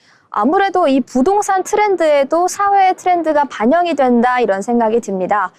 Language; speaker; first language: Korean; native; Korean